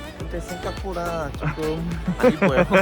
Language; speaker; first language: Korean; non-native, learner; Khmer